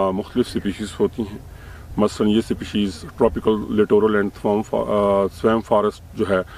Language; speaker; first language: Urdu; native; Urdu